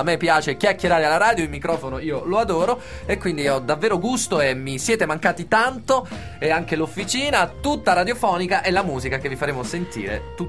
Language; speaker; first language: Italian; native; Italian